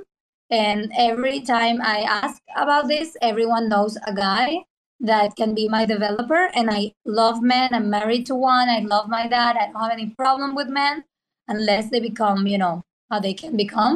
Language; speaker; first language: English; non-native, fluent; Spanish